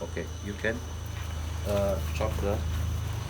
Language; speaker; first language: English; non-native, learner; Indonesian